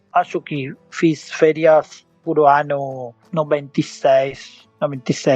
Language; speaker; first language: Portuguese; non-native, learner; Spanish